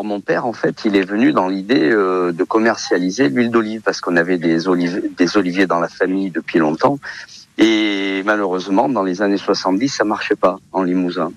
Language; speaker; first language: French; early bilingual, other home language; Portuguese